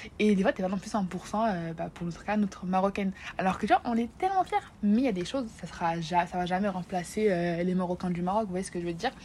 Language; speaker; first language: French; native; French